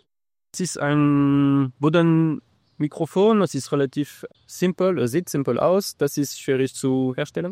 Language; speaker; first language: German; non-native, learner; English